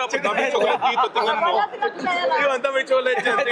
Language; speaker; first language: Filipino; early bilingual, heritage; Filipino